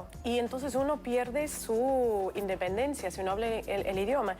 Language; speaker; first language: Spanish; non-native, fluent; Russian